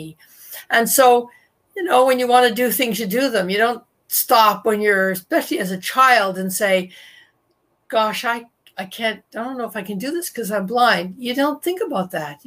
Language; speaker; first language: English; native; English